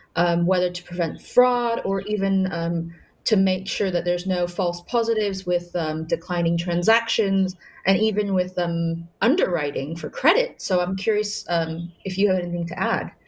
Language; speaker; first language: English; native; English